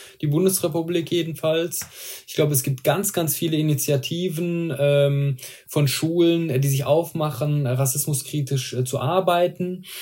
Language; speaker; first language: German; early bilingual, other home language; Persian